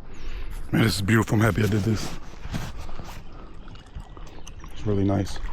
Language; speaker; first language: English; native; English